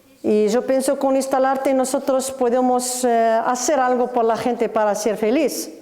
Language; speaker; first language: Spanish; non-native, learner; Arabic